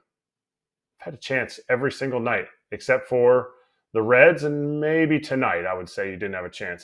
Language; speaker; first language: English; native; English